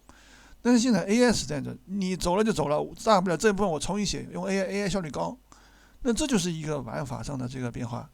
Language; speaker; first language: Chinese; native; Chinese